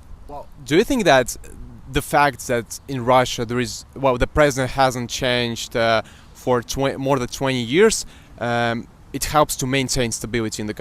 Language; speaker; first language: English; non-native, fluent; Russian